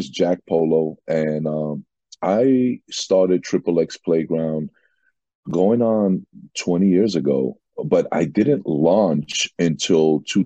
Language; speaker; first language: English; native; English